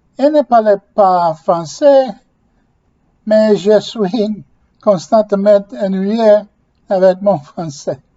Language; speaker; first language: French; non-native, learner; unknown